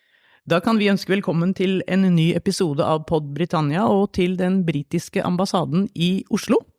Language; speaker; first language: Norwegian; native; Norwegian